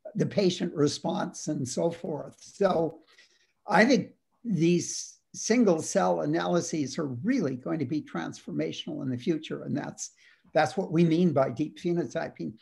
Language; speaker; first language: English; native; English